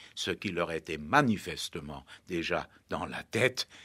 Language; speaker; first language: French; native; French